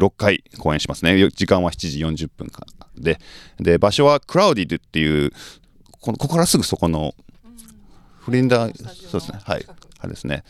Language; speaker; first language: Japanese; native; Japanese